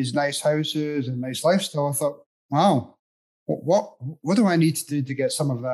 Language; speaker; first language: English; native; English